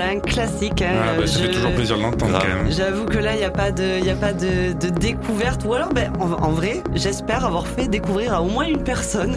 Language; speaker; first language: French; native; French